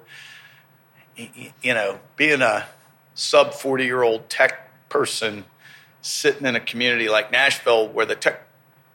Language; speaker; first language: English; native; English